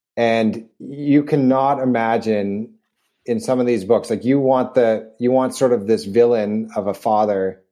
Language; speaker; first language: English; native; English